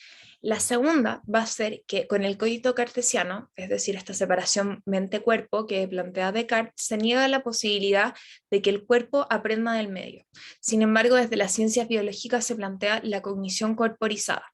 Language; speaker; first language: Spanish; native; Spanish